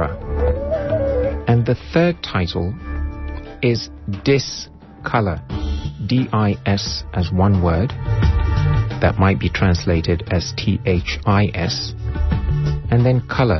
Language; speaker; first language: English; non-native, local second language; Ganda